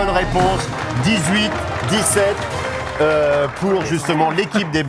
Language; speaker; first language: French; native; French